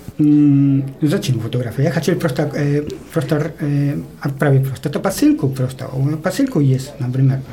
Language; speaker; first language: Russian; non-native, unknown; Spanish